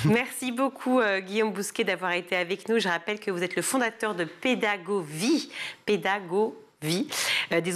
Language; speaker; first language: French; native; French